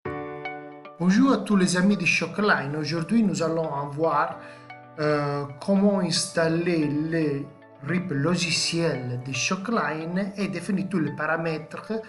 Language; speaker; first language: French; non-native, fluent; Italian